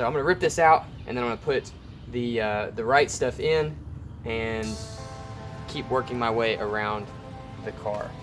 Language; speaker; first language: English; native; English